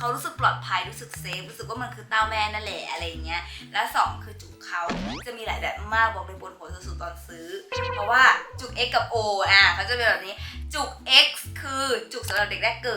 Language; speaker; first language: Thai; native; Thai